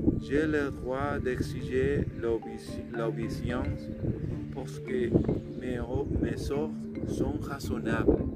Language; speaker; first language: French; non-native, learner; Spanish